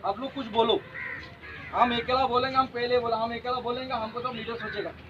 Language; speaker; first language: Hindi; non-native, local second language; Bangla